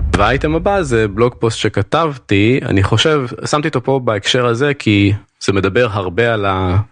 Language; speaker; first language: Hebrew; native; Hebrew